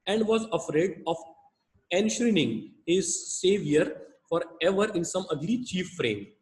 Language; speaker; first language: English; non-native, local second language; Hindi